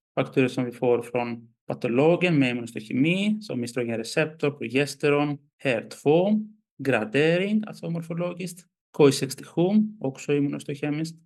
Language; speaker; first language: Swedish; non-native, fluent; Greek